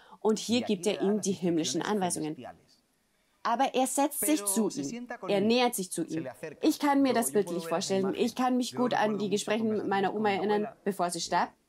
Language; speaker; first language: German; non-native, fluent; Spanish